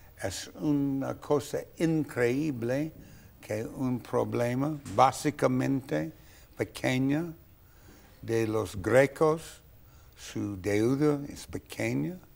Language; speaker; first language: Spanish; non-native, fluent; English